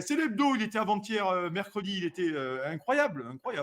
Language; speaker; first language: French; native; French